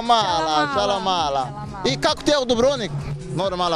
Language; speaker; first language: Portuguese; non-native, learner; Croatian